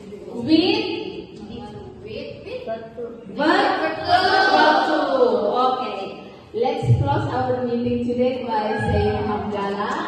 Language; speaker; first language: English; non-native, learner; Indonesian